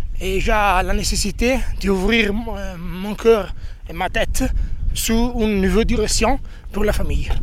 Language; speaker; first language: French; non-native, learner; Italian